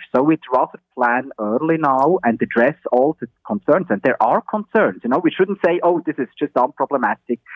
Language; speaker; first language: English; non-native, fluent; German